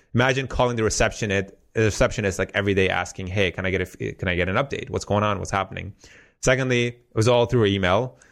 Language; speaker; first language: English; early bilingual, heritage; Persian